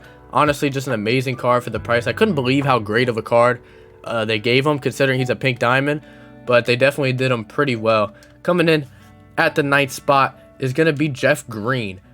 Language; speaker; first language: English; native; English